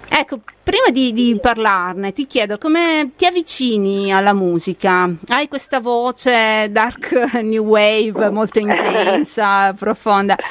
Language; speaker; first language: Italian; native; Italian